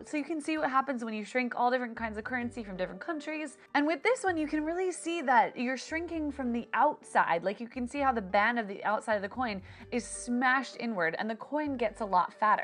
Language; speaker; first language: English; native; English